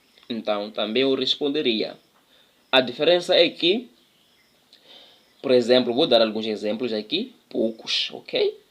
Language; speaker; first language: Portuguese; non-native, local second language; Tsonga